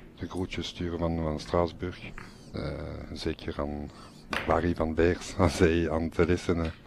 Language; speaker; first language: Dutch; non-native, learner; French